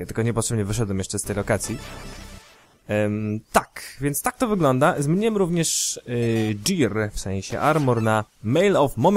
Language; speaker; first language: Polish; native; Polish